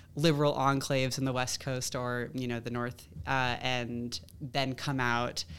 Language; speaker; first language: English; native; English